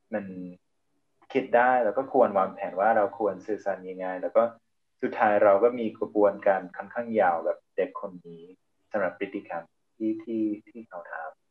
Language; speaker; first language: Thai; non-native, fluent; English